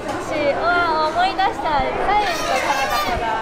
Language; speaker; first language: Japanese; non-native, fluent; Chinese